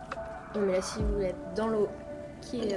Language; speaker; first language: French; native; French